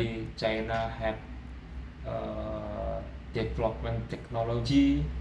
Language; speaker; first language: English; non-native, learner; Indonesian